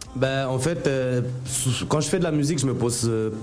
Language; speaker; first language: French; native; French